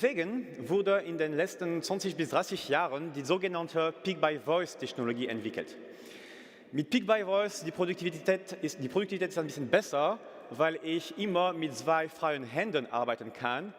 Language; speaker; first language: German; non-native, fluent; French